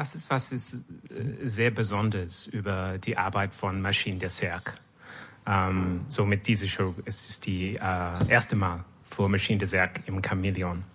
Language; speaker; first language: German; non-native, learner; French